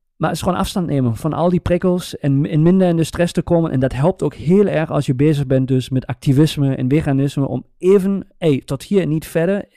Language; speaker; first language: Dutch; native; Dutch